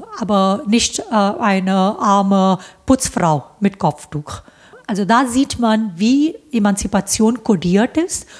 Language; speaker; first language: German; non-native, fluent; Hindi